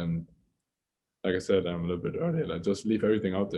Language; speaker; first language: English; non-native, fluent; German